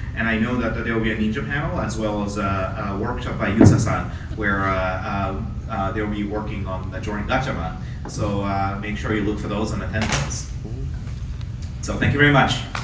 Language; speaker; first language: English; non-native, fluent; Japanese